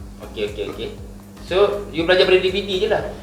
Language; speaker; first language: Malay; native; Malay